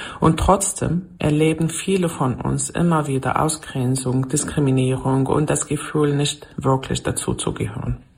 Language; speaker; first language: German; non-native, fluent; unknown